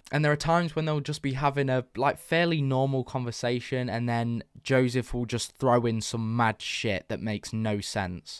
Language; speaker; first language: English; native; English